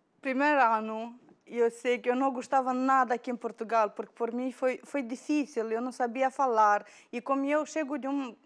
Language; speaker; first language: Portuguese; non-native, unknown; Romanian